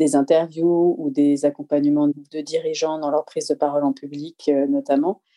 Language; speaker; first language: French; native; French